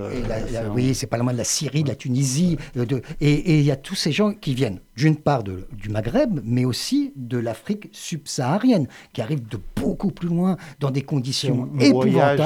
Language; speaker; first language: French; native; French